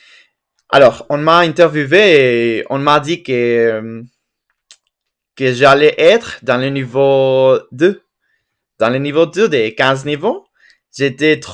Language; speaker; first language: French; non-native, fluent; Spanish